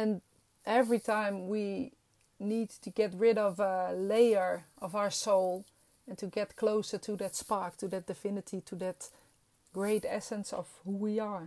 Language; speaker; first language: English; non-native, fluent; Dutch